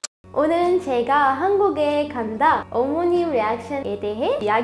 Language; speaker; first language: Korean; non-native, fluent; Arabic